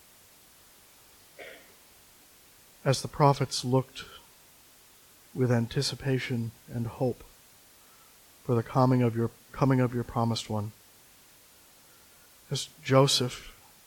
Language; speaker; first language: English; native; English